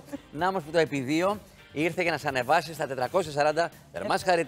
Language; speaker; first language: Greek; native; Greek